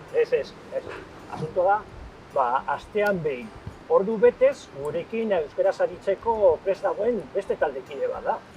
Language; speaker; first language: Basque; non-native, local second language; Spanish